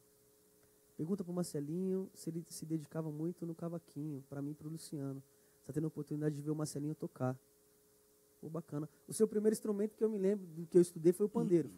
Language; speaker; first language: Portuguese; native; Portuguese